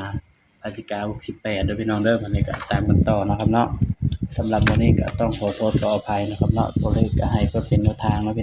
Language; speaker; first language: Thai; non-native, local second language; Northeastern Thai